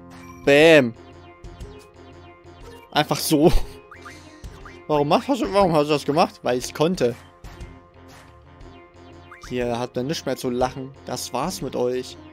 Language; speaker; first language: German; native; German